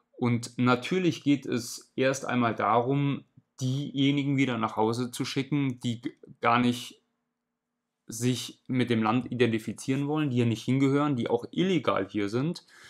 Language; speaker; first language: German; native; German